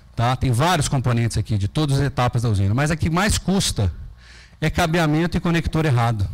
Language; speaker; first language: Portuguese; native; Portuguese